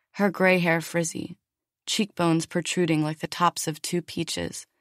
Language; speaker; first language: English; native; English